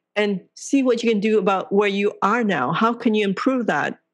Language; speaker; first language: English; non-native, local second language; Cantonese